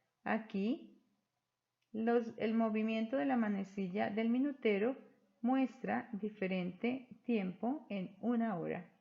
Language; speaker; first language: Spanish; native; Spanish